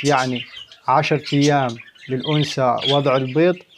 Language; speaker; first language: Arabic; native; Arabic